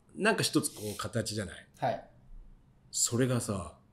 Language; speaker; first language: Japanese; native; Japanese